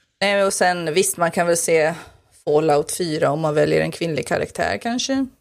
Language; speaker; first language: Swedish; native; Swedish